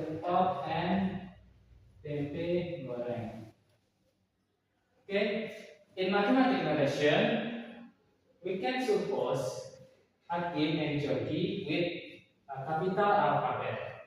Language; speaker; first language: English; non-native, learner; Indonesian